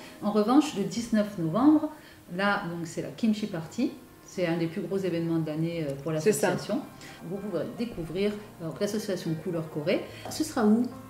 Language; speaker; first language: French; native; French